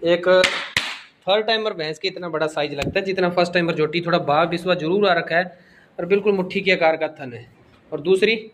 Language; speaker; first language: Hindi; non-native, local second language; Punjabi